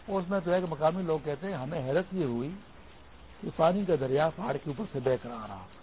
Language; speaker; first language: Urdu; non-native, local second language; Pashto